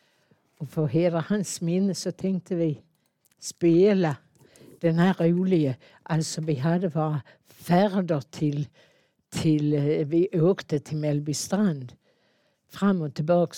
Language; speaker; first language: Swedish; native; Swedish